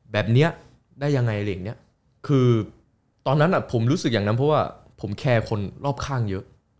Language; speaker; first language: Thai; early bilingual, other home language; Korean